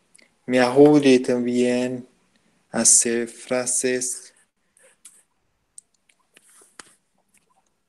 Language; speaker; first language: Spanish; non-native, learner; Portuguese